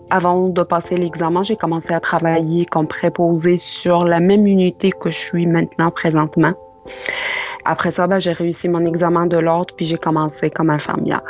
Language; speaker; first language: French; non-native, local second language; Arabic